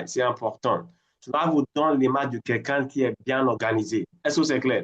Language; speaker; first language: French; non-native, fluent; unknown